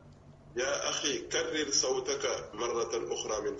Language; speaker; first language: Arabic; non-native, learner; French